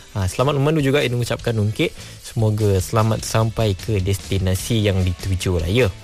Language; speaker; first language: Malay; non-native, local second language; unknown